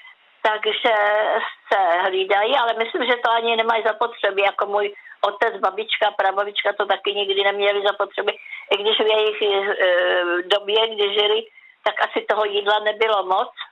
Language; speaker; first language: Czech; native; Czech